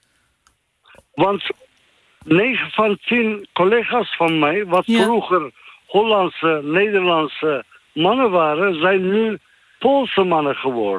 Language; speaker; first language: Dutch; non-native, fluent; Turkish